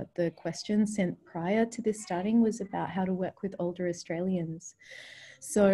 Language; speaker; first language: English; native; English